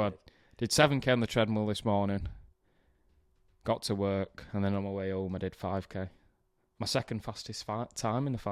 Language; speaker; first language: English; native; English